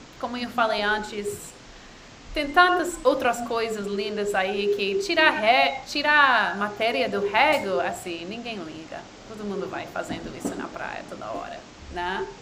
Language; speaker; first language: Portuguese; non-native, fluent; English